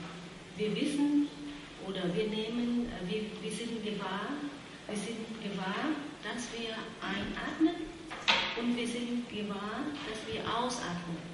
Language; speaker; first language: German; non-native, fluent; Vietnamese